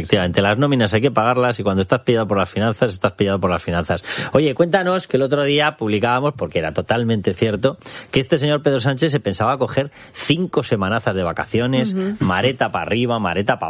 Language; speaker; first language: Spanish; native; Spanish